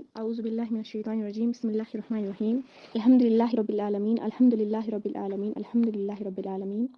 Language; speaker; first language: Urdu; native; Urdu